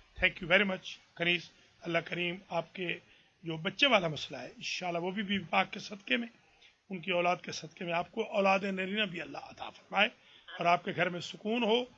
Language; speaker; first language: Urdu; native; Urdu